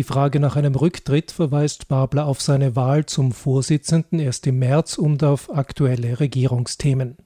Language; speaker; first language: German; native; German